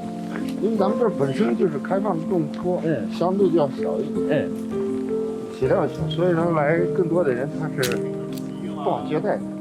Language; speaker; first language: Chinese; native; Chinese